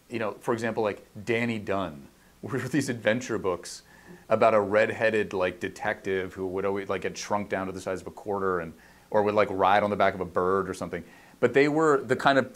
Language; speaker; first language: English; native; English